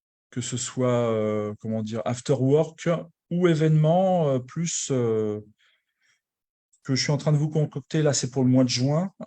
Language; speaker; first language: French; native; French